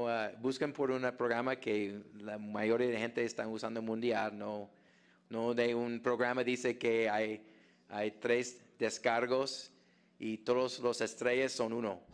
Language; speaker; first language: Spanish; non-native, fluent; English